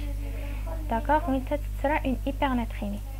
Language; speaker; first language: French; non-native, local second language; Arabic